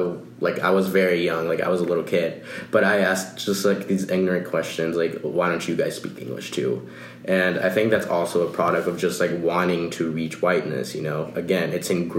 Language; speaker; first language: English; early bilingual, other home language; Spanish